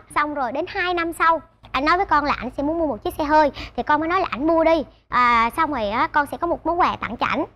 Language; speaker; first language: Vietnamese; native; Vietnamese